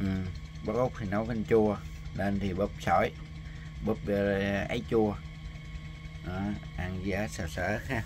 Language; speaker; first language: Vietnamese; native; Vietnamese